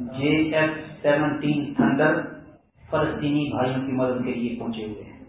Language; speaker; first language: Urdu; non-native, local second language; Punjabi